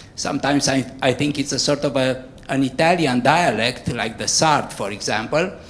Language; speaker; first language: English; non-native, fluent; Romanian